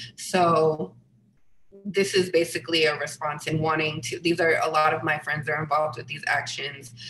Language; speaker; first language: English; native; English